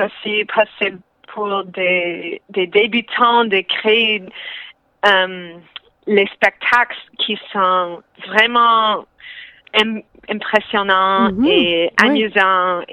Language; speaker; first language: French; non-native, local second language; English